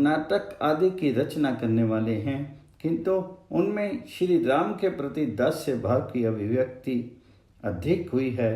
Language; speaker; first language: Hindi; native; Hindi